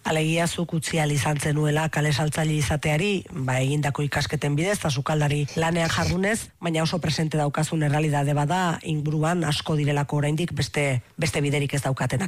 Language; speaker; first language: Basque; native; Basque